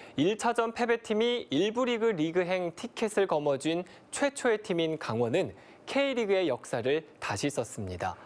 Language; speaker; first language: Korean; native; Korean